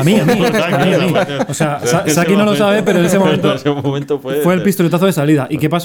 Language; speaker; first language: Spanish; native; Spanish